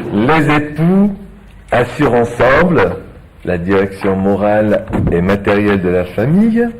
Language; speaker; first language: French; native; French